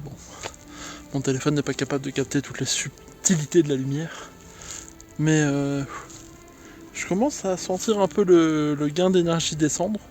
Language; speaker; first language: French; native; French